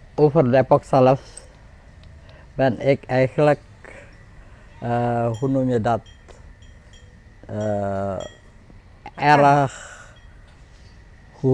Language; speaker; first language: Dutch; non-native, fluent; Indonesian